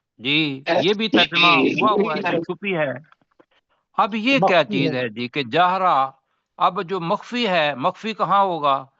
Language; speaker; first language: Urdu; native; Urdu